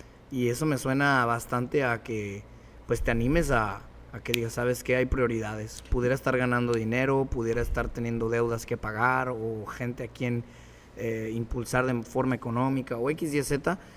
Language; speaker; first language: Spanish; native; Spanish